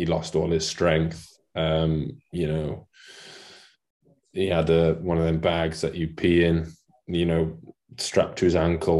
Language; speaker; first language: English; non-native, local second language; Welsh